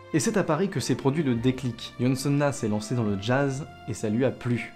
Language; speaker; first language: French; native; French